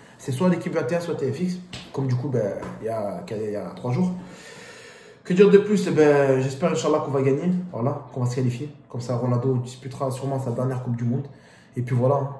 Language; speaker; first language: French; native; French